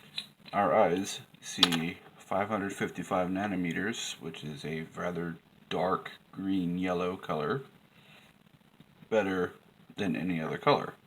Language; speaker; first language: English; native; English